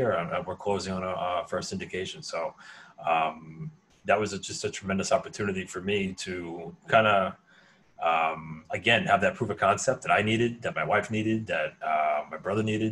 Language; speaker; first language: English; native; English